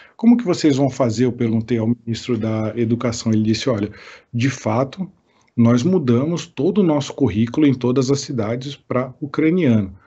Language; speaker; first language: Portuguese; native; Portuguese